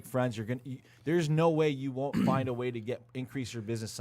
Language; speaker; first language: English; native; English